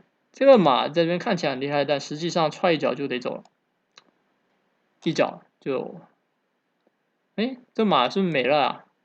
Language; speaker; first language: Chinese; native; Chinese